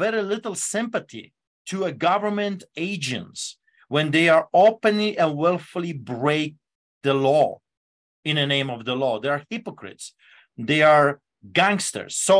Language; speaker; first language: English; non-native, fluent; Polish